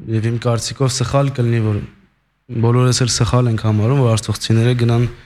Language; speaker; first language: Armenian; early bilingual, heritage; Armenian